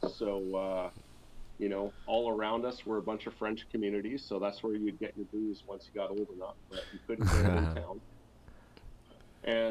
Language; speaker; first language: English; native; English